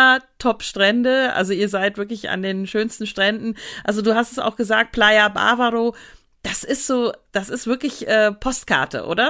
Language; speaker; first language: German; native; German